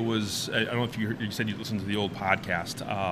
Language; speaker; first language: English; native; English